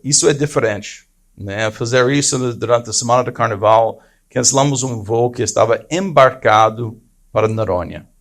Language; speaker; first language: Portuguese; non-native, fluent; English